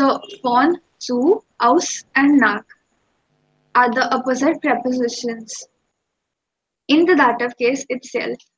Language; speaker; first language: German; non-native, fluent; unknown